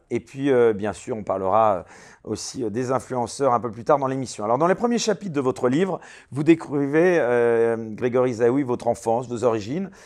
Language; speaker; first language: French; native; French